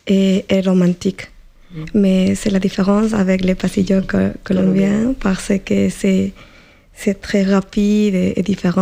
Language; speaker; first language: French; non-native, learner; Spanish